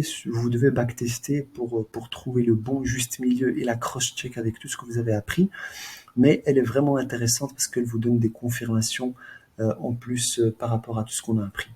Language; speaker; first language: French; native; French